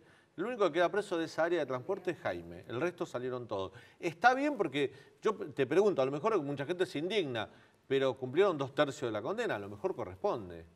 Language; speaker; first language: Spanish; native; Spanish